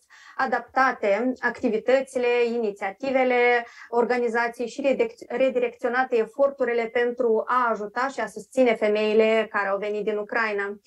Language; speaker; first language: Romanian; native; Romanian